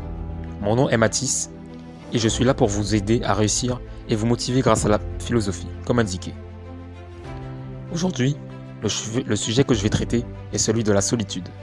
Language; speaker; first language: French; native; French